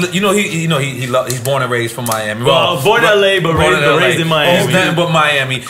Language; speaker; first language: English; native; English